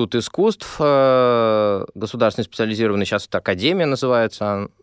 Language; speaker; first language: Russian; native; Russian